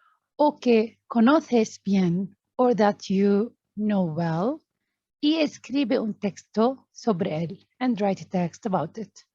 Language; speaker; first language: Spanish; non-native, learner; Arabic